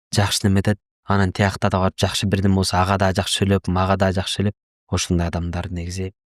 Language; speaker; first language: Kyrgyz; non-native, local second language; Russian